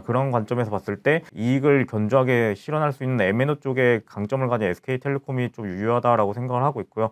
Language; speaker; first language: Korean; native; Korean